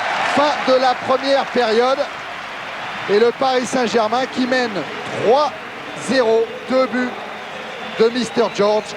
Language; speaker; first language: French; native; French